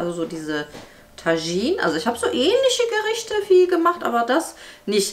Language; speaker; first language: German; native; German